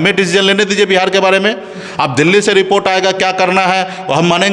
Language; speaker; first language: Hindi; native; Hindi